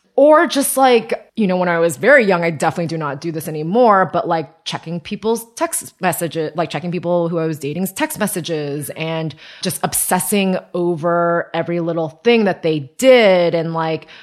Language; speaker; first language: English; early bilingual, other home language; Chinese